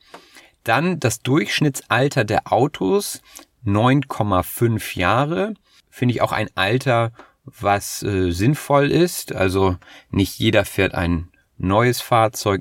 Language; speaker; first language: German; native; German